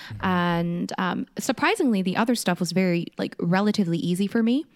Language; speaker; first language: English; early bilingual, other home language; Korean